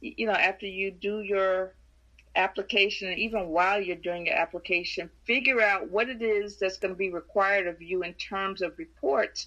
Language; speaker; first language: English; native; English